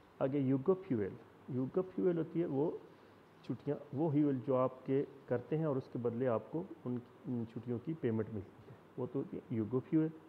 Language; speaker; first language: Urdu; non-native, local second language; Punjabi